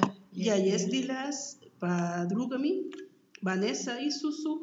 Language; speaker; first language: Russian; non-native, learner; Spanish